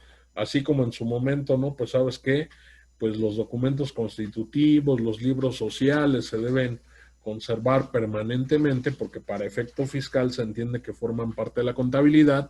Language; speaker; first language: Spanish; native; Spanish